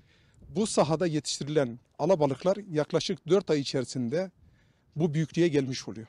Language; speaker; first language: Turkish; native; Turkish